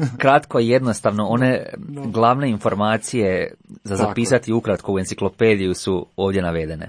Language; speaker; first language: Croatian; native; Croatian